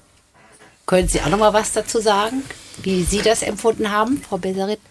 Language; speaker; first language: German; native; German